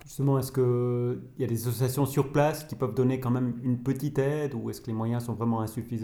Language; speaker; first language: French; native; French